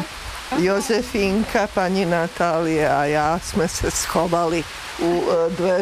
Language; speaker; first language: Czech; non-native, fluent; Serbian